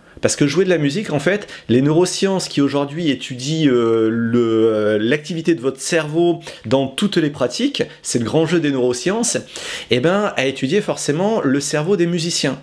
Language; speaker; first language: French; native; French